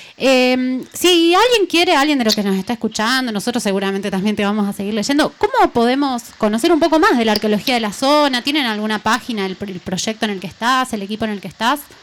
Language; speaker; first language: Spanish; native; Spanish